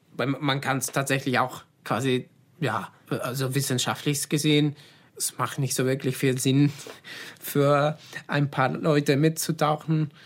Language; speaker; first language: German; non-native, fluent; Italian